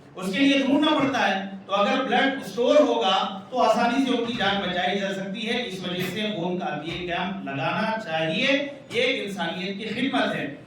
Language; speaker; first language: Urdu; native; Urdu